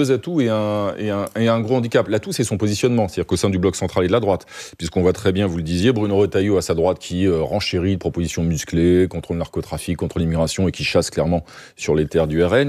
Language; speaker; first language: French; native; French